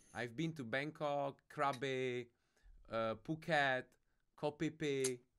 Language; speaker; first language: English; non-native, learner; Czech